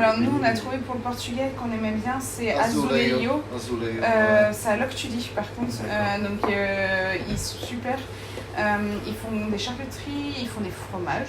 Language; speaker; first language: French; native; French